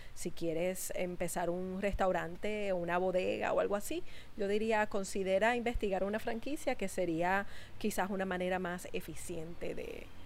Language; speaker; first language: Spanish; native; Spanish